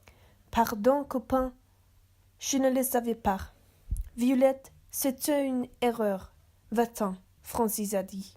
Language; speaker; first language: French; non-native, learner; English